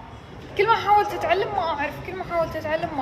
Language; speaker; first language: Arabic; native; Arabic